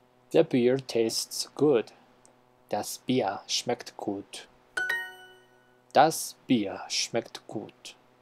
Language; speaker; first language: German; non-native, learner; Spanish